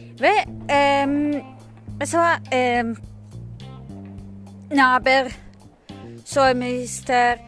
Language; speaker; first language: Turkish; non-native, learner; English